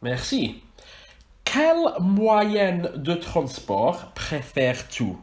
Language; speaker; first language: French; non-native, fluent; Welsh